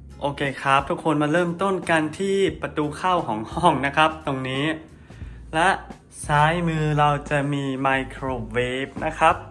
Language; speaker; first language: Thai; non-native, fluent; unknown